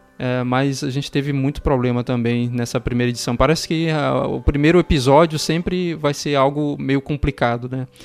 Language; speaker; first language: Portuguese; native; Portuguese